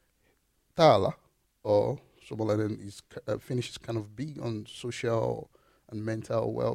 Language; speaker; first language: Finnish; non-native, learner; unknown